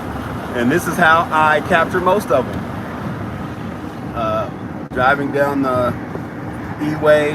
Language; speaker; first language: English; native; English